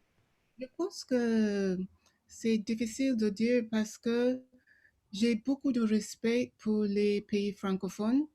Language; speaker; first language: French; non-native, local second language; Yoruba